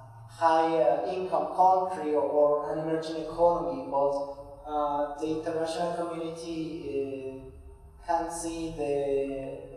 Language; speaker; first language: English; non-native, fluent; Spanish